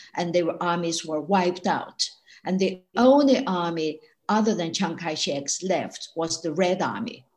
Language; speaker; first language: English; non-native, fluent; Chinese